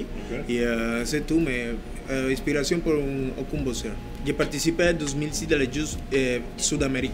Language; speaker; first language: French; non-native, learner; Spanish